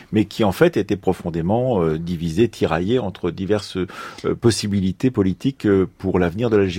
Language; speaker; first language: French; native; French